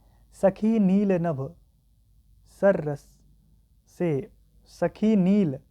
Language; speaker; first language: Hindi; native; Hindi